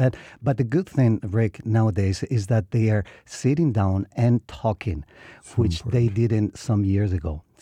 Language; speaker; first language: English; non-native, fluent; Spanish